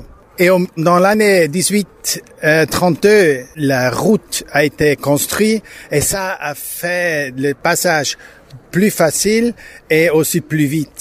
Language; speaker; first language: French; non-native, local second language; German